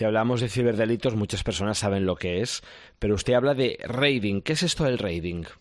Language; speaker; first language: Spanish; native; Spanish